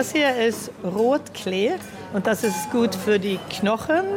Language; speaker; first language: German; early bilingual, heritage; German